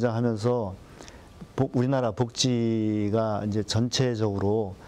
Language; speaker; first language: Korean; native; Korean